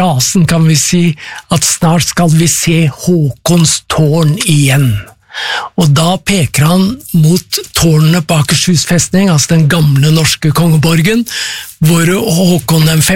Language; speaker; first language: Norwegian; native; Norwegian